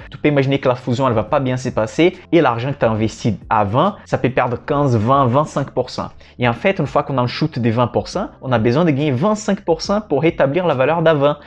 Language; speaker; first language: French; non-native, fluent; Portuguese